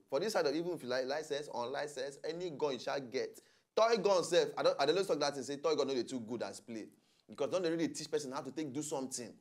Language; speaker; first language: Nigerian Pidgin; native; Nigerian Pidgin